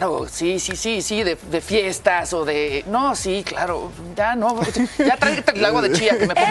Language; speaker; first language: Spanish; native; Spanish